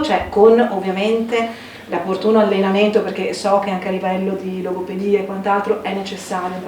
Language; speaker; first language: Italian; native; Italian